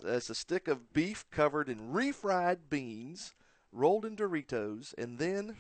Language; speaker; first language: English; native; English